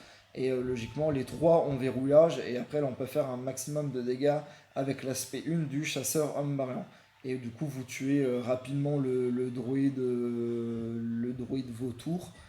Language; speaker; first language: French; native; French